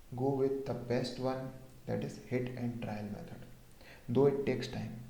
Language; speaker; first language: English; non-native, local second language; Hindi